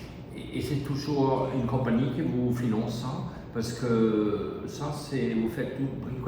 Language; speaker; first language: French; non-native, learner; German